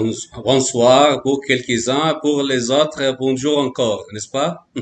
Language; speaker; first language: French; non-native, fluent; Arabic